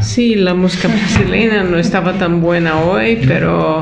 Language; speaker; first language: Spanish; non-native, learner; Portuguese